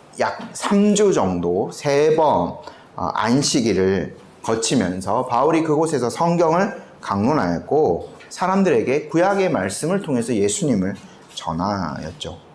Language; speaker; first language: Korean; native; Korean